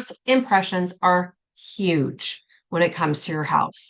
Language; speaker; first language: English; native; English